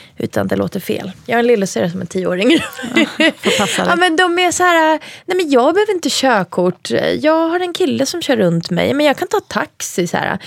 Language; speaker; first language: Swedish; early bilingual, other home language; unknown